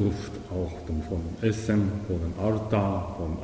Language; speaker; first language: German; non-native, learner; Japanese